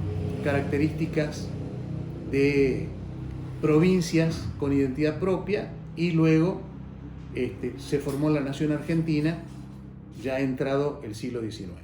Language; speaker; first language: Spanish; native; Spanish